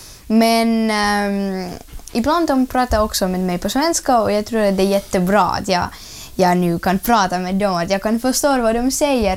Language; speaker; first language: Swedish; early bilingual, other home language; Russian